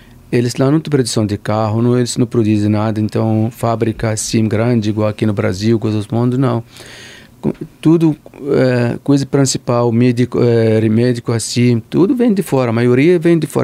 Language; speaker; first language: Portuguese; non-native, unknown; Arabic